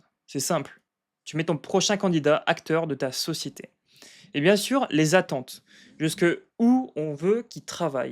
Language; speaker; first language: French; native; French